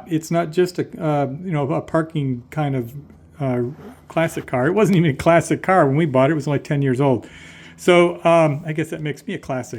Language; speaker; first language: English; native; English